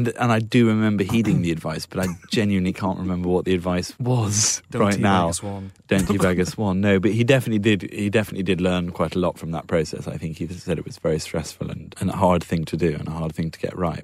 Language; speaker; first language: English; native; English